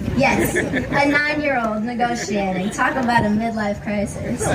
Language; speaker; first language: English; native; English